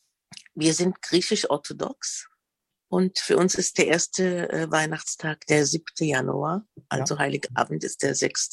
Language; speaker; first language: German; non-native, fluent; Arabic